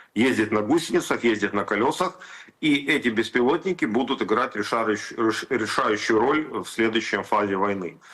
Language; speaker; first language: Russian; native; Russian